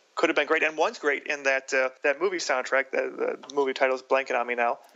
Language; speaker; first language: English; native; English